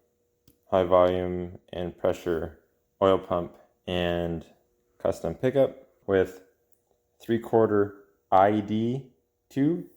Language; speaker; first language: English; native; English